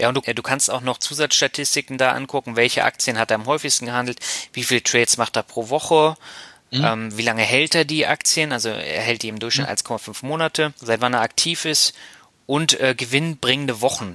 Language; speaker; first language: German; native; German